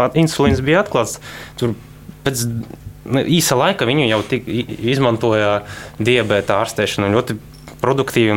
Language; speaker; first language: Latvian; non-native, local second language; Russian